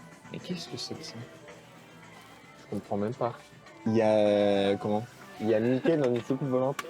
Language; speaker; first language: French; native; French